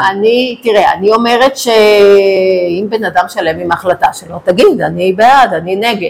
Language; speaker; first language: Hebrew; native; Hebrew